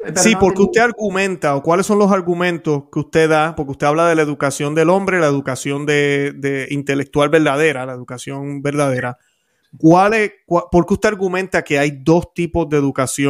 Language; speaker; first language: Spanish; native; Spanish